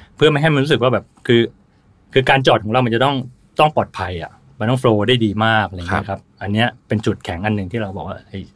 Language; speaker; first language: Thai; native; Thai